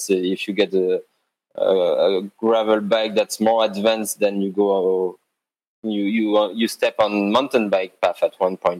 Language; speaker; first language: English; non-native, fluent; French